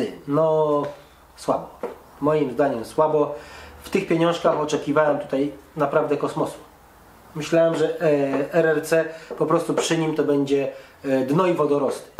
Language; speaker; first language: Polish; native; Polish